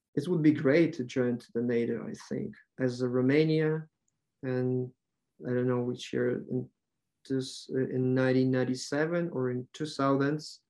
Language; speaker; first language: English; non-native, learner; Ukrainian